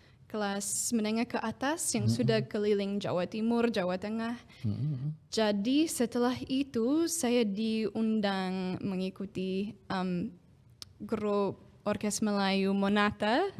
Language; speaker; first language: Indonesian; non-native, fluent; English